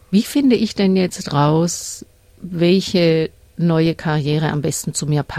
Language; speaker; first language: German; native; German